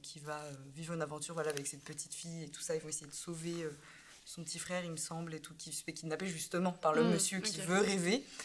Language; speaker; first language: French; native; French